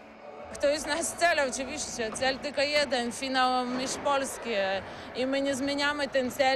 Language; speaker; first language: Polish; non-native, learner; Slovak